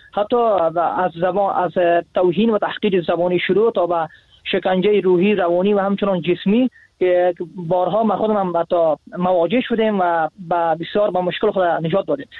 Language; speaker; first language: Persian; native; Persian